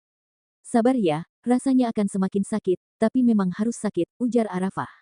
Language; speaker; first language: Indonesian; native; Indonesian